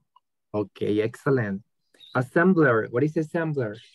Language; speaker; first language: English; non-native, fluent; Spanish